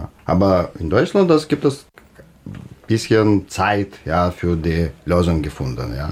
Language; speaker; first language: German; non-native, learner; Russian